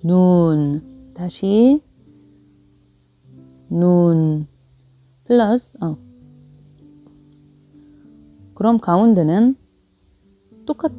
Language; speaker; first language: Korean; non-native, fluent; Arabic